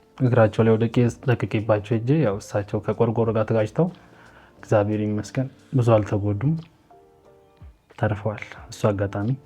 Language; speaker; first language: Amharic; native; Amharic